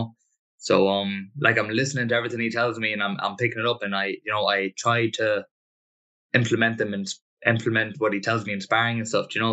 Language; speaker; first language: English; native; English